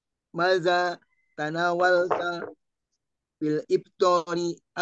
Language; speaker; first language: Arabic; non-native, learner; Indonesian